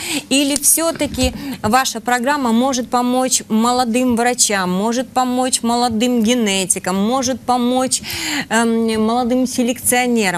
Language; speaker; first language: Russian; native; Russian